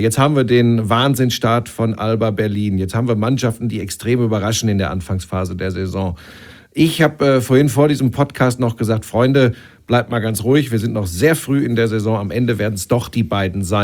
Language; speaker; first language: German; native; German